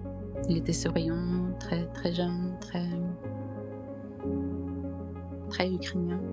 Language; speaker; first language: French; non-native, fluent; Ukrainian